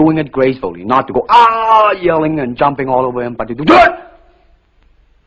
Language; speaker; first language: English; non-native, local second language; Cantonese